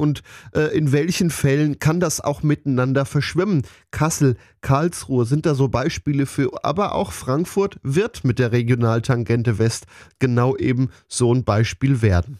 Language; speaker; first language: German; native; German